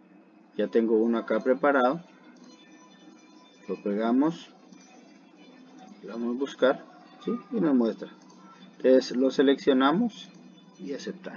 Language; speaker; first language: Spanish; native; Spanish